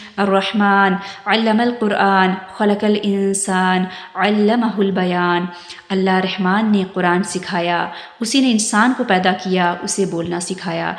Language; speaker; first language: Urdu; native; Urdu